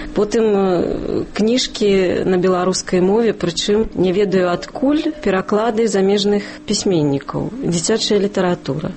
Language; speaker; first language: Belarusian; non-native, local second language; Russian